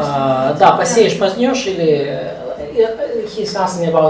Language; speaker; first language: Russian; native; Russian